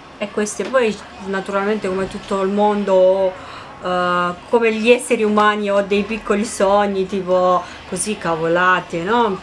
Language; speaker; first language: Italian; non-native, fluent; Romanian